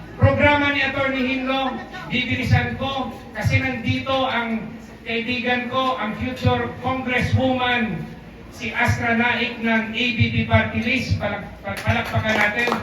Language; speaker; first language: Filipino; non-native, local second language; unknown